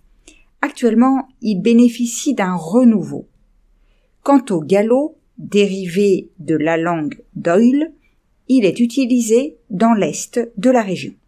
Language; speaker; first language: French; native; French